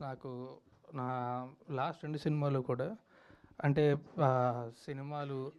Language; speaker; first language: Telugu; native; Telugu